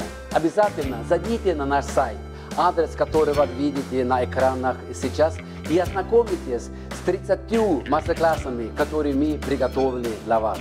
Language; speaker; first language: Russian; non-native, fluent; Norwegian